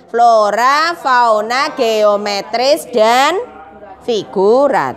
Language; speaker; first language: Indonesian; non-native, local second language; Javanese